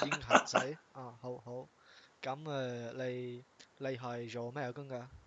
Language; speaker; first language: Chinese; non-native, learner; English